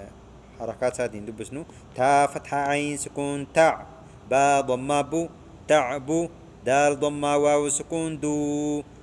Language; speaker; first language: Arabic; non-native, fluent; Oromo